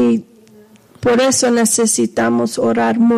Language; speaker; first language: Spanish; non-native, fluent; English